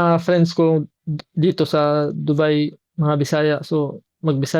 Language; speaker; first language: Filipino; non-native, fluent; Arabic